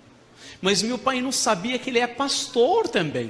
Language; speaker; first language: Portuguese; non-native, fluent; Arabic